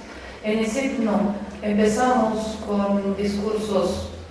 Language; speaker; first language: Spanish; non-native, fluent; Romanian